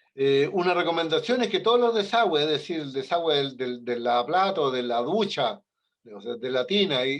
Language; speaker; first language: Spanish; native; Spanish